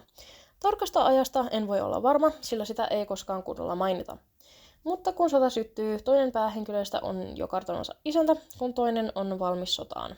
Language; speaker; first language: Finnish; native; Finnish